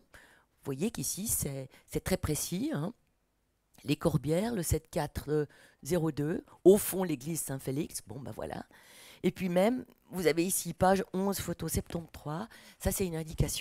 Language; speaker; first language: French; native; French